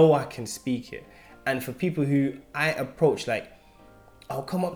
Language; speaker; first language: English; native; English